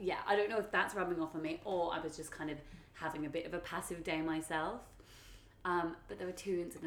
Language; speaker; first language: English; native; English